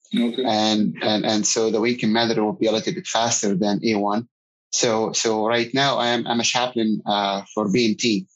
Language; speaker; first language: English; non-native, fluent; Arabic